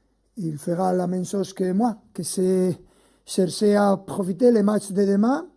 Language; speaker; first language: French; non-native, fluent; Spanish